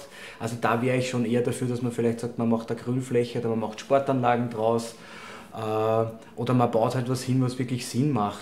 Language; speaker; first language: German; native; German